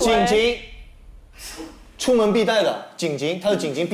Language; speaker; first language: Chinese; native; Chinese